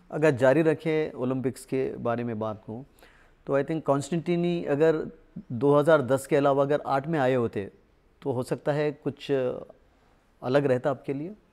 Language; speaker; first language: Hindi; non-native, local second language; Telugu